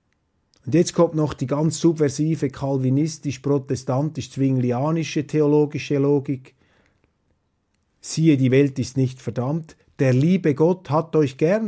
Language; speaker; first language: German; non-native, local second language; Swiss German